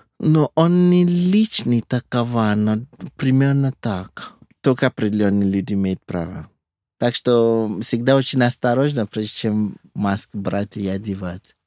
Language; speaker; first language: Russian; non-native, fluent; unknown